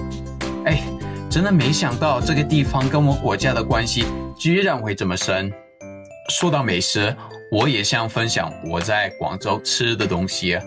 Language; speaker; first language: Chinese; non-native, fluent; English